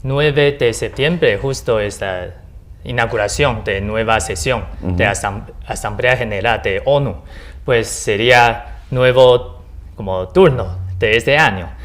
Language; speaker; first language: Spanish; non-native, learner; Chinese